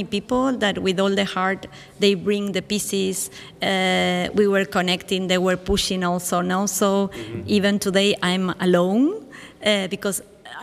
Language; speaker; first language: English; non-native, fluent; Spanish